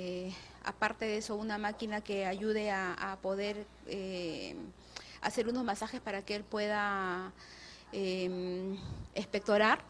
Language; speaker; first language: Spanish; native; Spanish